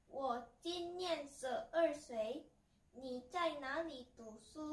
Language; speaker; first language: Chinese; non-native, learner; Indonesian